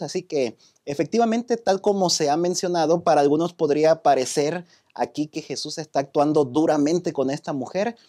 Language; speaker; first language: Spanish; native; Spanish